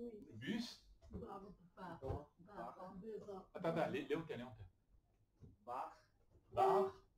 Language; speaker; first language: French; native; French